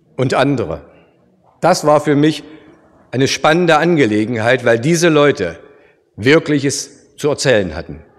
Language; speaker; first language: German; native; German